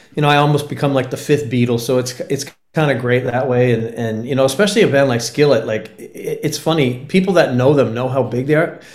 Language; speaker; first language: English; native; English